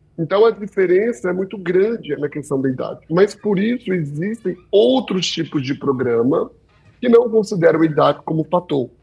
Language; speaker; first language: Portuguese; early bilingual, heritage; Portuguese